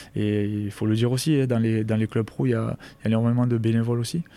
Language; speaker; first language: French; native; French